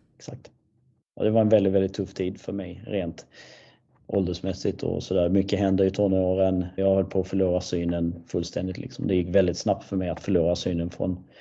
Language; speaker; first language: Swedish; native; Swedish